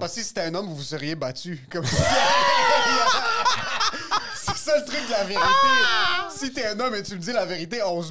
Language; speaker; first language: French; native; French